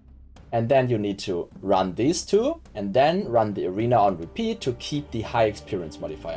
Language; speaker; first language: English; non-native, fluent; German